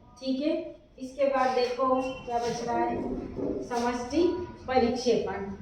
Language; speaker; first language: Hindi; native; Hindi